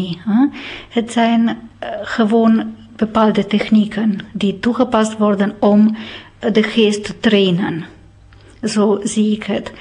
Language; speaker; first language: Dutch; non-native, fluent; Romanian